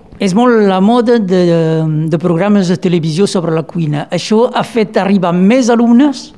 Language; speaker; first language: Catalan; non-native, local second language; French